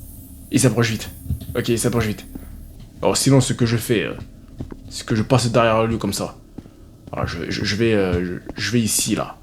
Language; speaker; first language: French; native; French